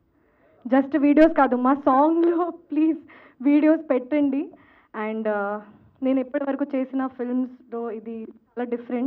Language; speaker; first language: Telugu; non-native, fluent; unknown